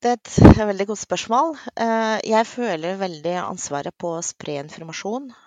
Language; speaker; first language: Norwegian; non-native, fluent; Russian